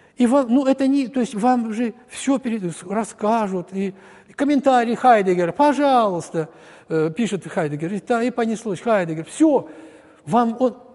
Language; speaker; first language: Russian; native; Russian